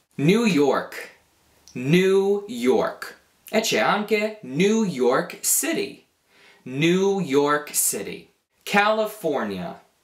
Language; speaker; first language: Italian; non-native, fluent; English